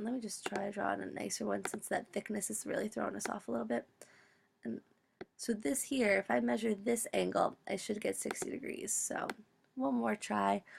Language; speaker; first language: English; native; English